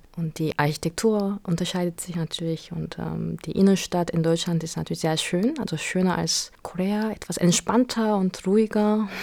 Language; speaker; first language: German; non-native, fluent; Korean